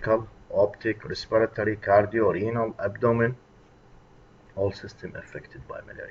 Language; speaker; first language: English; non-native, fluent; Arabic